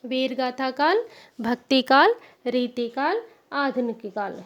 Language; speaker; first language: Hindi; non-native, local second language; Telugu